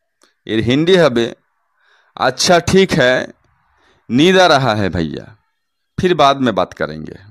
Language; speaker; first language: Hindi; non-native, fluent; Bangla